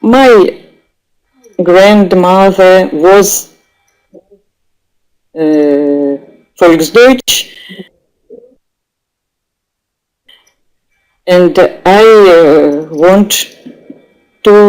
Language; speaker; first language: English; non-native, learner; Russian